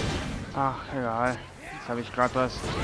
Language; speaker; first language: German; native; German